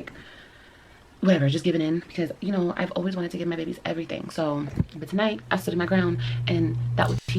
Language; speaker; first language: English; native; English